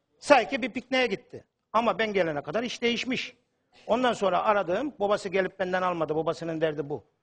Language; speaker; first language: Turkish; native; Turkish